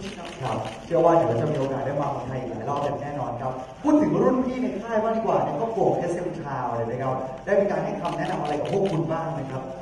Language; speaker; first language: Thai; native; Thai